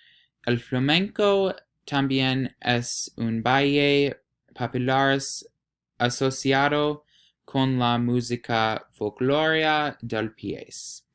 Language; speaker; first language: Spanish; non-native, learner; English